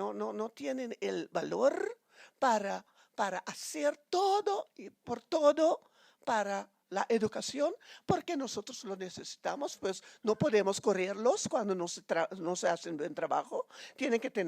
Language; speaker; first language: Spanish; non-native, fluent; Papiamento